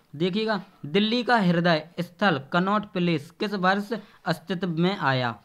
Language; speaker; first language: Hindi; native; Hindi